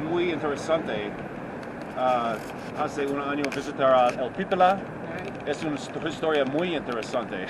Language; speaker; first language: Spanish; non-native, learner; English